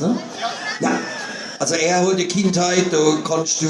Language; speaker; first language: German; native; German